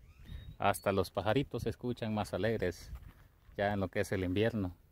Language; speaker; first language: Spanish; native; Spanish